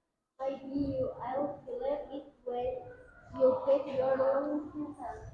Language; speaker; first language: English; non-native, learner; Indonesian